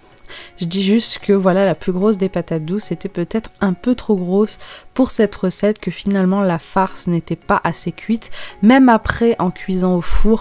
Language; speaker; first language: French; native; French